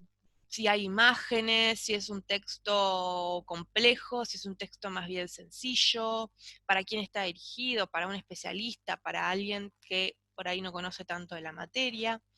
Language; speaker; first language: Spanish; native; Spanish